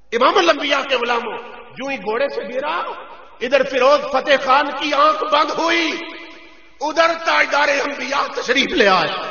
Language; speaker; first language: Urdu; native; Urdu